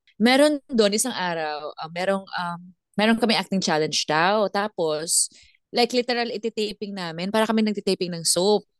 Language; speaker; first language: Filipino; non-native, local second language; Cebuano